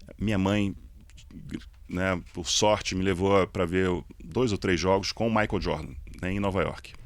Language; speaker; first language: Portuguese; native; Portuguese